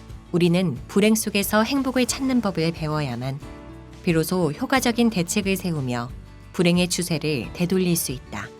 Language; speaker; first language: Korean; native; Korean